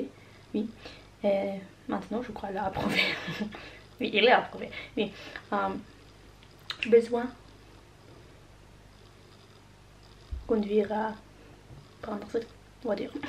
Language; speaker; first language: French; non-native, learner; Norwegian